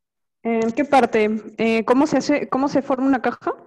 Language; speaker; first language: Spanish; native; Spanish